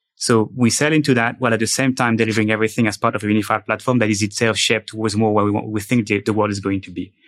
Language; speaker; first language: English; non-native, fluent; French